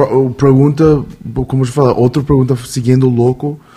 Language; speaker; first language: Portuguese; non-native, learner; English